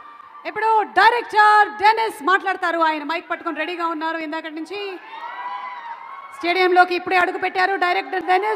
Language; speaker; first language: Telugu; native; Telugu